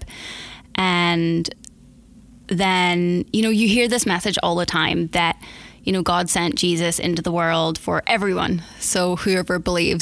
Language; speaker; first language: English; native; English